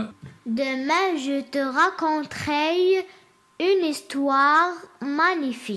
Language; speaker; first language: French; non-native, learner; Arabic